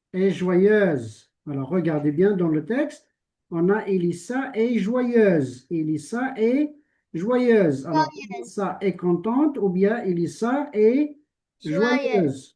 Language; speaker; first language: French; non-native, local second language; Arabic